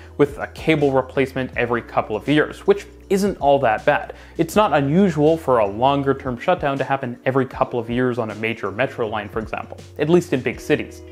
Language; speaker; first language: English; native; English